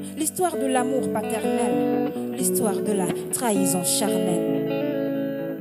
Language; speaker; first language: French; non-native, local second language; Wolof